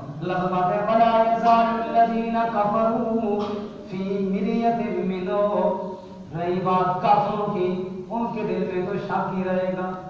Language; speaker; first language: Urdu; non-native, local second language; Punjabi